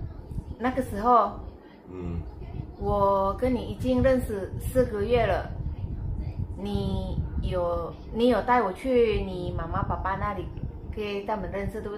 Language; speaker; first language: Chinese; non-native, fluent; Indonesian